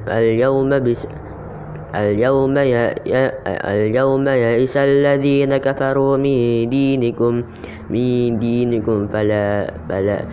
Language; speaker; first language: Arabic; non-native, learner; Indonesian